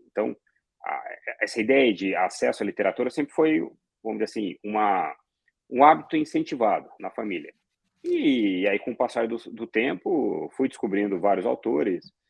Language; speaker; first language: Portuguese; early bilingual, other home language; Arabic